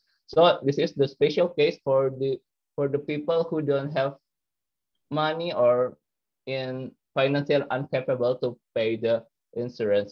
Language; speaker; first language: English; non-native, learner; Indonesian